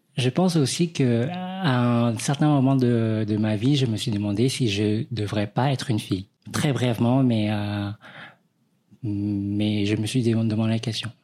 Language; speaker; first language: French; early bilingual, other home language; Vietnamese